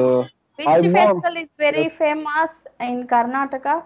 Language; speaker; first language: English; non-native, learner; Telugu